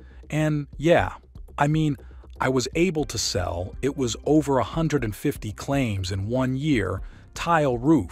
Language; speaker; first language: English; native; English